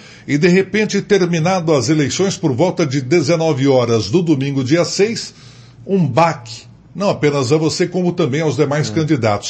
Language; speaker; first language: Portuguese; native; Portuguese